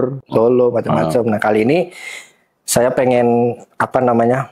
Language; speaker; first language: Indonesian; native; Indonesian